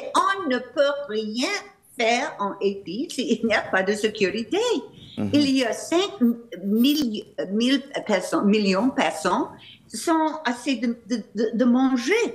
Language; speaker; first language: French; non-native, fluent; English